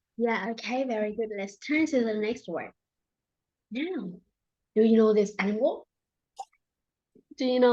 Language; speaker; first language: English; non-native, fluent; Vietnamese